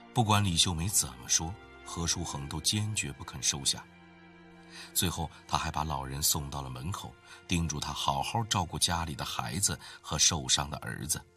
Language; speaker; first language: Chinese; native; Chinese